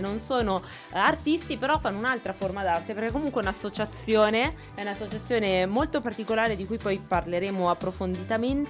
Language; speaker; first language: Italian; native; Italian